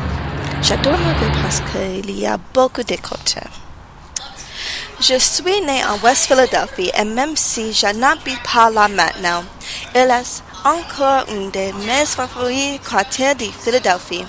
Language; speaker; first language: French; non-native, learner; English